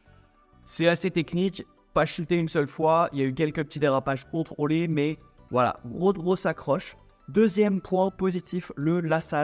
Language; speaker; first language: French; native; French